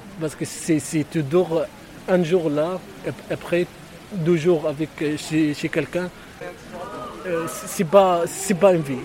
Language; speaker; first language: French; non-native, learner; Arabic